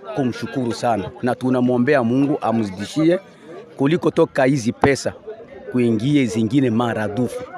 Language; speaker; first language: Swahili; native; Swahili